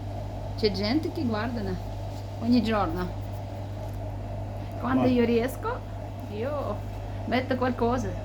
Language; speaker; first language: Italian; non-native, learner; Kazakh